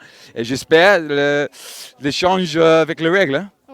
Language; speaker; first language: French; non-native, learner; English